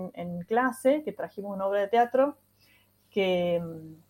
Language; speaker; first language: Spanish; non-native, local second language; German